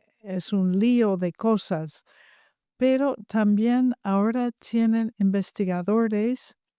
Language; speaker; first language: Spanish; non-native, fluent; English